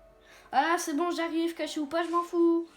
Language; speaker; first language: French; native; French